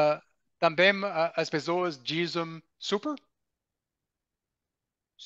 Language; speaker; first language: Portuguese; non-native, learner; English